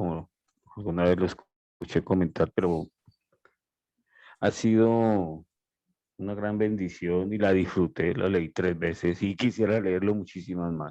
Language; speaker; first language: Spanish; native; Spanish